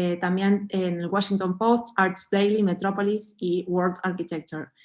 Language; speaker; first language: Spanish; native; Spanish